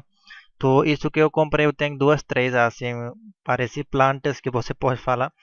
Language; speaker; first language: Portuguese; non-native, learner; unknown